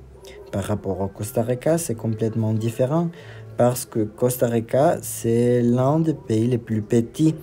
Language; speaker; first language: French; non-native, learner; Spanish